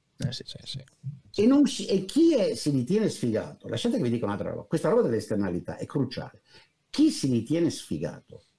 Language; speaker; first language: Italian; native; Italian